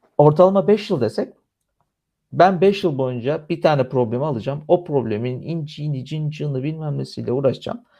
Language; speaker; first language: Turkish; native; Turkish